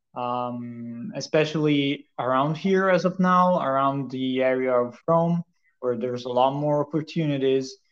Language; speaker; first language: English; non-native, fluent; Italian